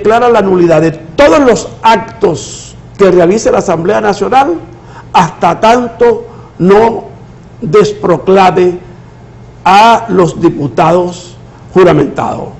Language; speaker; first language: Spanish; native; Spanish